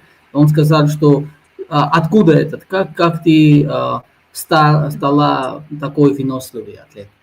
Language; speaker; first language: Russian; non-native, learner; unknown